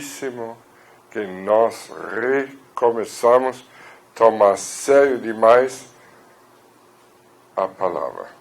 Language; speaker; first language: Portuguese; non-native, fluent; German